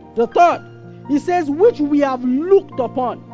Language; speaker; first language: English; non-native, local second language; Yoruba